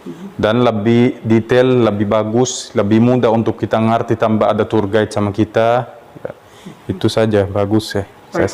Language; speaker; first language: Indonesian; non-native, fluent; Arabic